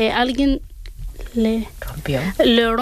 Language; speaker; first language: Spanish; non-native, learner; Arabic